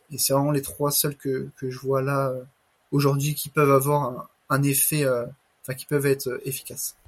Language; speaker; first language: French; native; French